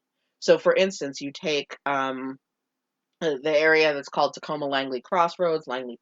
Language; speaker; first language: English; native; English